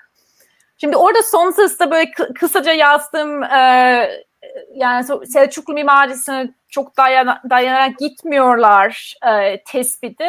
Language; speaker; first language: Turkish; non-native, fluent; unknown